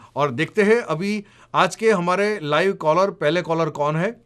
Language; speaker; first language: Hindi; non-native, local second language; Gujarati